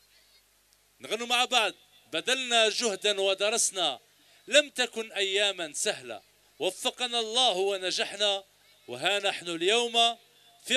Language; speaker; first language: Arabic; native; Arabic